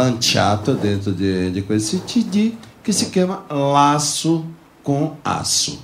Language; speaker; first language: Italian; non-native, fluent; Portuguese